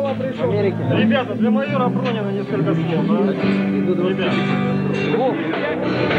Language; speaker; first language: Russian; native; Russian